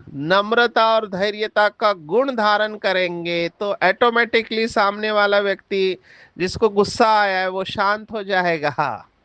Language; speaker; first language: Hindi; non-native, local second language; Marathi